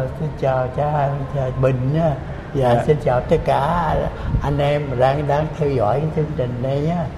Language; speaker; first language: Vietnamese; early bilingual, heritage; Vietnamese